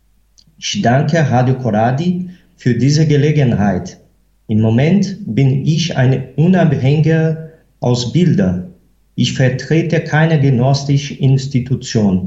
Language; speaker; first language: German; non-native, fluent; Portuguese